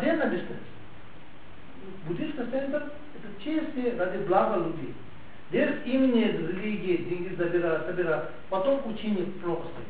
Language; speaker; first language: Russian; non-native, learner; Tibetan